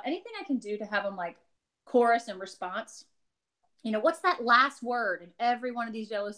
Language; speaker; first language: English; native; English